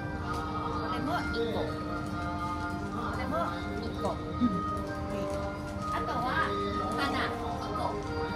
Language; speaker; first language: Japanese; non-native, fluent; Thai